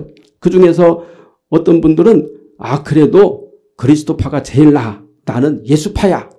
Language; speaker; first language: Korean; native; Korean